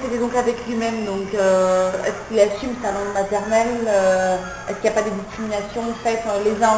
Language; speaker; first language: French; native; French